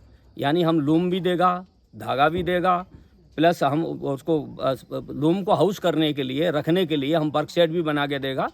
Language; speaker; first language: Hindi; native; Hindi